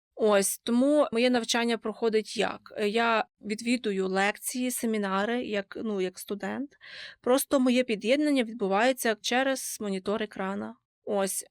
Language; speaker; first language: Ukrainian; native; Ukrainian